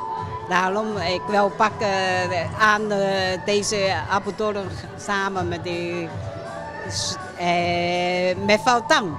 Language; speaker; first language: Dutch; non-native, learner; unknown